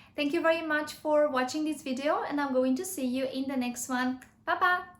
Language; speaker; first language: English; non-native, fluent; Romanian